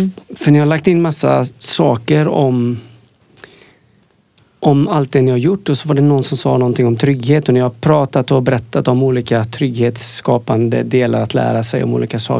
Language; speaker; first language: Swedish; native; Swedish